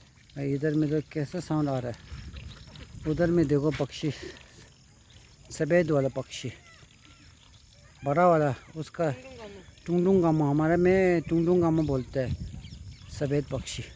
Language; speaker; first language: Hindi; non-native, local second language; Tibetan